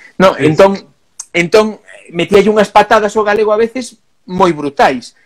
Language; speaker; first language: Galician; non-native, local second language; Spanish